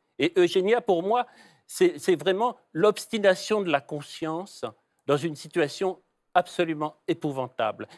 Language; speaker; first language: French; native; French